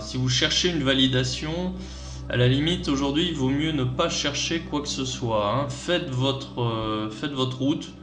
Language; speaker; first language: French; native; French